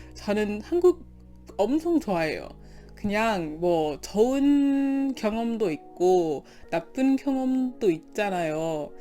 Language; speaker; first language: Korean; non-native, learner; English